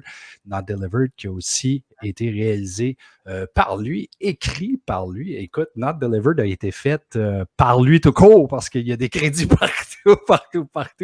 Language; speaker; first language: French; native; French